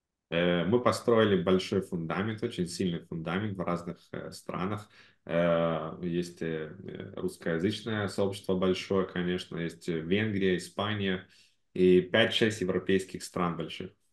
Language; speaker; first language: Russian; native; Russian